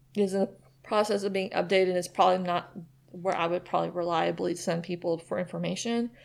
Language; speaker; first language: English; native; English